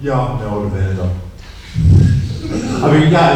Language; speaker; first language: German; non-native, fluent; English